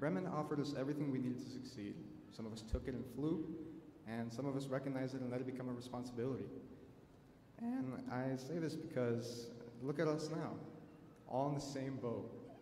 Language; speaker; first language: English; early bilingual, other home language; Spanish